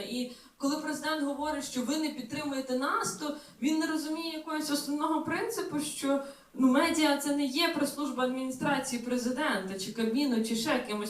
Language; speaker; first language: Ukrainian; native; Ukrainian